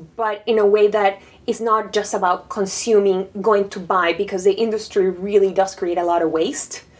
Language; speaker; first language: English; non-native, fluent; Spanish